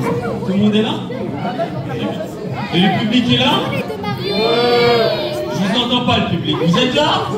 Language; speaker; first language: French; native; French